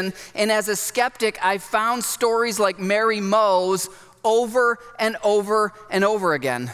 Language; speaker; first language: English; native; English